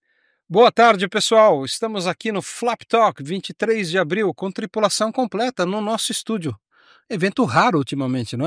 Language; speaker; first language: Portuguese; native; Portuguese